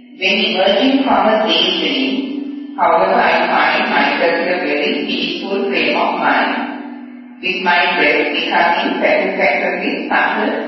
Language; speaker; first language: English; non-native, local second language; Sinhala